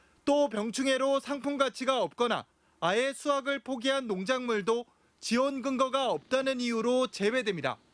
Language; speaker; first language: Korean; native; Korean